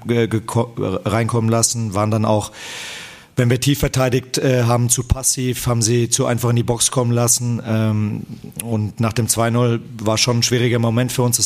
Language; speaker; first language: German; native; German